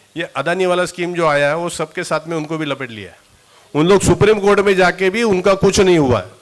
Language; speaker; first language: Hindi; non-native, local second language; Marathi